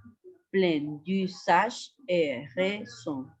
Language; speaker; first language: French; non-native, fluent; Spanish